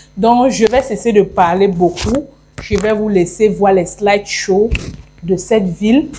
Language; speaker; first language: French; non-native, local second language; English